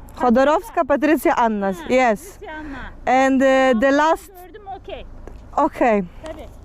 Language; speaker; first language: English; non-native, learner; Polish